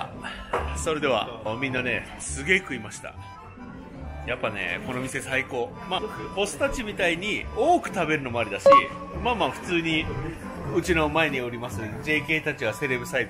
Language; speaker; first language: Japanese; native; Japanese